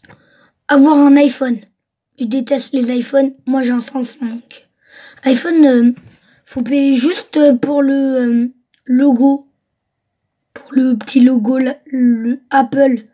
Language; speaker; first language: French; early bilingual, other home language; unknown